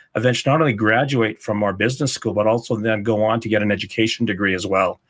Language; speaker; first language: English; native; English